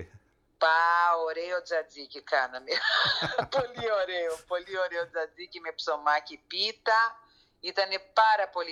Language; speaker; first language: Greek; early bilingual, heritage; Greek